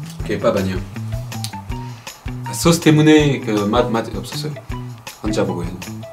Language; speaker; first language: Korean; non-native, learner; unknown